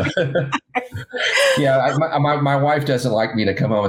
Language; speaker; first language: English; native; English